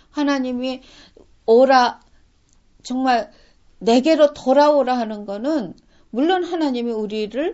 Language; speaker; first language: Korean; native; Korean